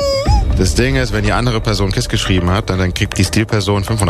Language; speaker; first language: German; native; German